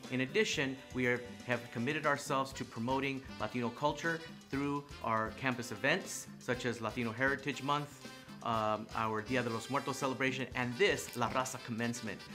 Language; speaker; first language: English; early bilingual, other home language; Spanish